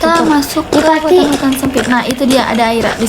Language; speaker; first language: Indonesian; native; Indonesian